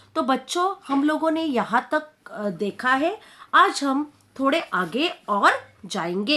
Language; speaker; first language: Hindi; non-native, local second language; Marathi